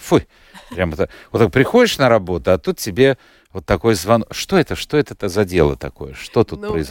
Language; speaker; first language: Russian; native; Russian